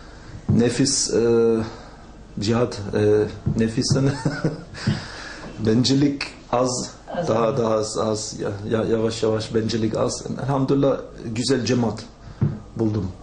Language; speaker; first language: Turkish; non-native, learner; German